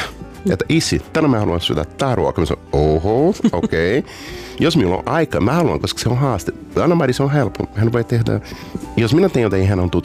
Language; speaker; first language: Finnish; non-native, fluent; Portuguese